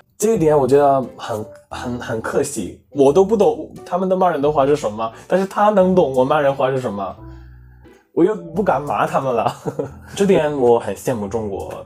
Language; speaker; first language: Chinese; non-native, fluent; Hindi